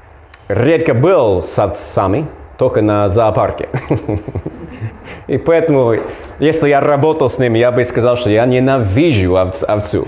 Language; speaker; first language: Russian; non-native, learner; English